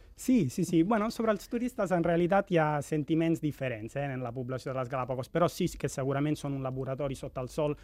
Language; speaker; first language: Catalan; non-native, fluent; Italian